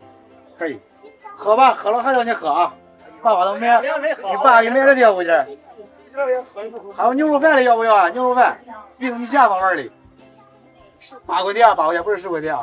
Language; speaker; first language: Chinese; native; Chinese